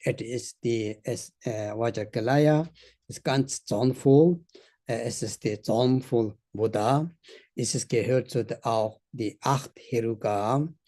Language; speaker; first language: German; non-native, learner; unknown